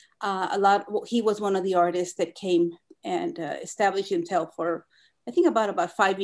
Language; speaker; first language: English; non-native, fluent; Spanish